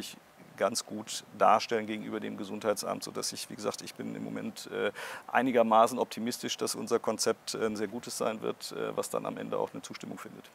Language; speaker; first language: German; native; German